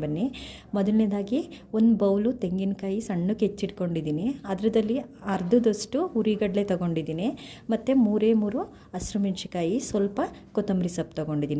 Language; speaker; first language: Kannada; native; Kannada